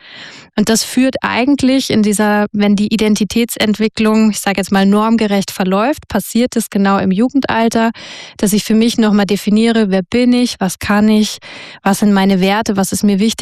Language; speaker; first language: German; native; German